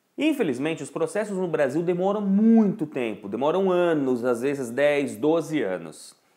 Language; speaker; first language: Portuguese; native; Portuguese